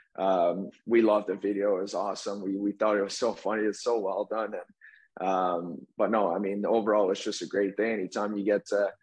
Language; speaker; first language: English; native; English